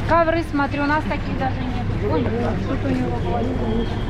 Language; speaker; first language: Russian; native; Russian